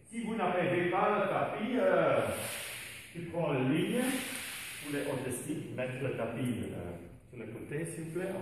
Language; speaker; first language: French; non-native, learner; Dutch